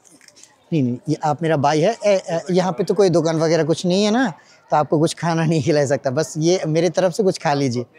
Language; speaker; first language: Hindi; non-native, learner; Bangla